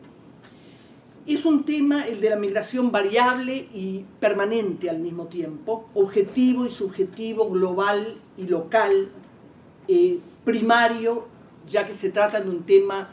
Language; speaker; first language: Spanish; native; Spanish